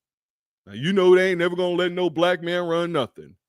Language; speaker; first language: English; native; English